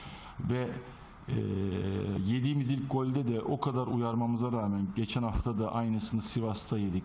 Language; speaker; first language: Turkish; native; Turkish